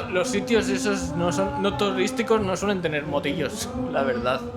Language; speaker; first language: Spanish; native; Spanish